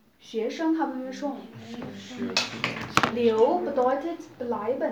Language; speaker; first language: German; non-native, fluent; Chinese